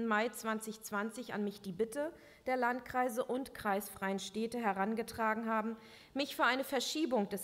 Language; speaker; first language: German; native; German